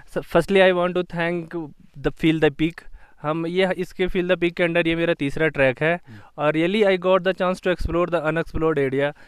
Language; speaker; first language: Hindi; native; Hindi